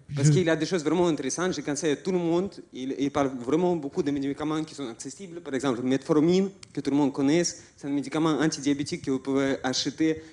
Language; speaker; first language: French; non-native, fluent; Russian